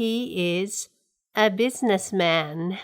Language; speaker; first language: English; non-native, fluent; Japanese